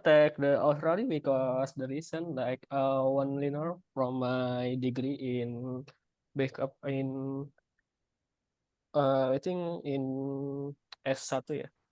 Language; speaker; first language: English; non-native, learner; Indonesian